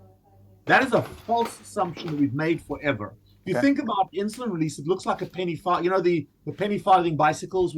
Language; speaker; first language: English; native; English